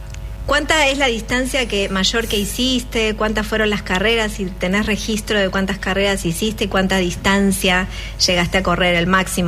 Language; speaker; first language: Spanish; native; Spanish